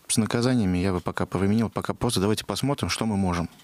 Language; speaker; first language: Russian; native; Russian